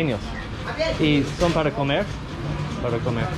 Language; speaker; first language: Spanish; non-native, fluent; English